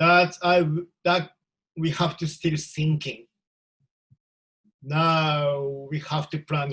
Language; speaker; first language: English; non-native, learner; Japanese